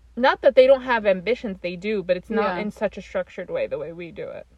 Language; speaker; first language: English; native; English